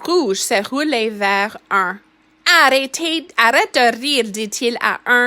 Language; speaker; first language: French; non-native, fluent; English